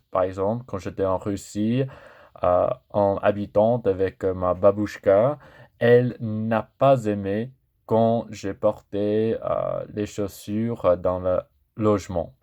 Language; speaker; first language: French; non-native, fluent; English